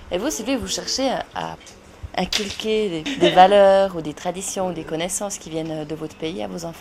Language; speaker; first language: French; native; French